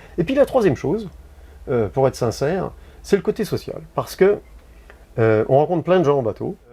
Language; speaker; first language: French; native; French